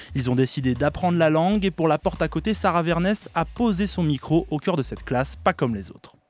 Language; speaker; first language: French; native; French